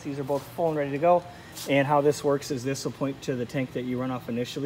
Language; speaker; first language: English; native; English